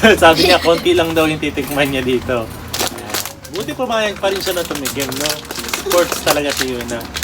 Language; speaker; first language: Filipino; native; Filipino